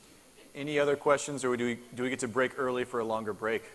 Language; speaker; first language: English; native; English